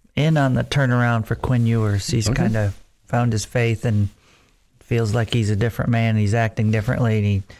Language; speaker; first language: English; native; English